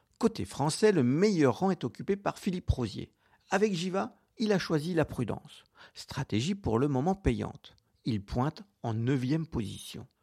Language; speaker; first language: French; native; French